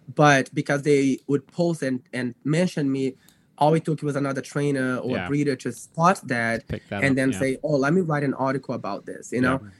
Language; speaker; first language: English; non-native, fluent; Portuguese